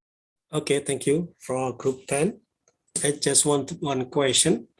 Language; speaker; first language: English; non-native, learner; Indonesian